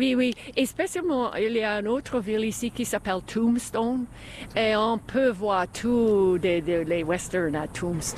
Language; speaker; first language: French; non-native, fluent; English